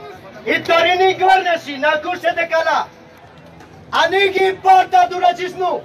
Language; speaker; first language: Greek; non-native, fluent; Urdu